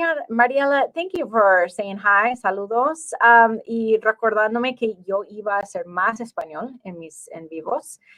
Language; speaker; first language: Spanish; early bilingual, heritage; English